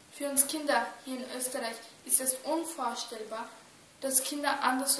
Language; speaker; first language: German; early bilingual, other home language; Turkish